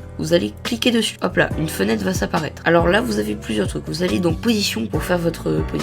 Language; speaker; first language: French; native; French